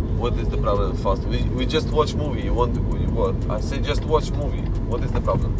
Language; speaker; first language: English; non-native, learner; Russian